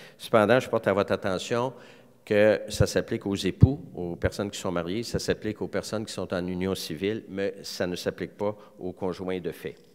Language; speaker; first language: French; native; French